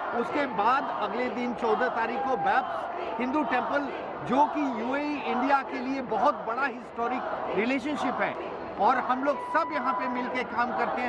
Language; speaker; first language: Hindi; native; Hindi